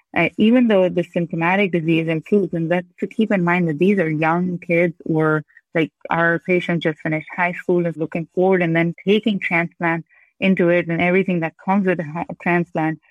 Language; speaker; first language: English; non-native, local second language; Urdu